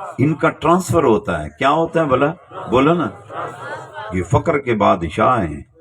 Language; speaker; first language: Urdu; non-native, local second language; Punjabi